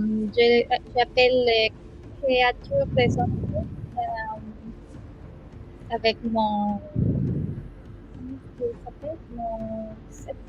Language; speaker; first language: French; non-native, learner; Spanish